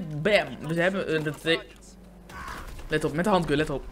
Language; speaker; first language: Dutch; native; Dutch